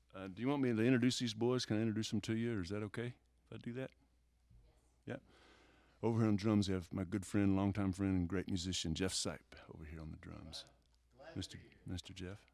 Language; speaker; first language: English; native; English